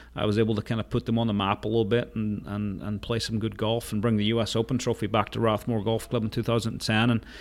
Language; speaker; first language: English; native; English